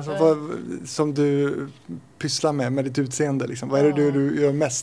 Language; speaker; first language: Swedish; native; Swedish